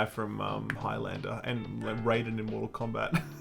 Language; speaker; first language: English; native; English